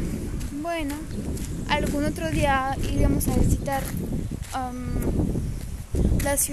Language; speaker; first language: Spanish; non-native, fluent; Bulgarian